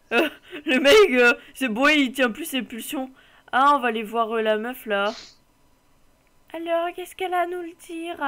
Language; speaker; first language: French; native; French